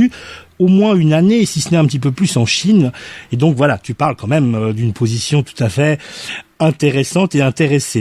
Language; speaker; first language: French; native; French